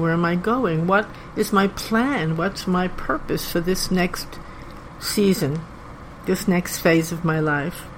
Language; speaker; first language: English; native; English